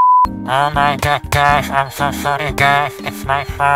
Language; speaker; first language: English; non-native, fluent; Indonesian